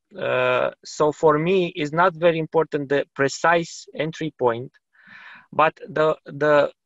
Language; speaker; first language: English; non-native, fluent; Romanian